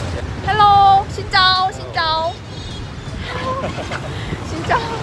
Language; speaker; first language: Vietnamese; non-native, learner; Japanese